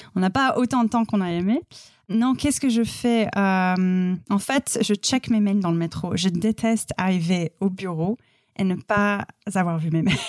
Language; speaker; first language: French; non-native, fluent; English